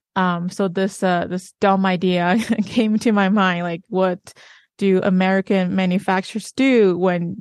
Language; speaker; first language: English; non-native, fluent; Chinese